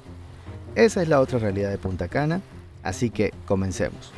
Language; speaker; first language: Spanish; native; Spanish